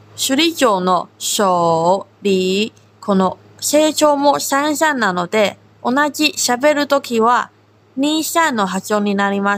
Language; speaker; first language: Japanese; non-native, fluent; Korean